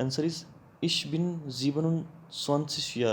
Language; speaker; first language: German; non-native, learner; Hindi